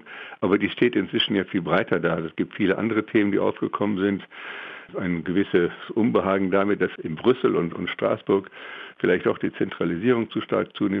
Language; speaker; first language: German; native; German